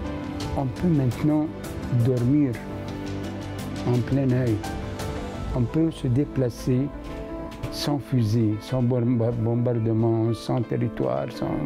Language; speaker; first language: French; non-native, fluent; Arabic